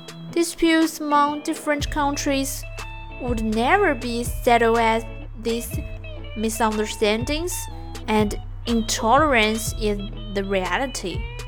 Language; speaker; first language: English; non-native, fluent; Chinese